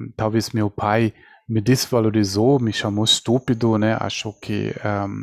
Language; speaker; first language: Portuguese; non-native, fluent; German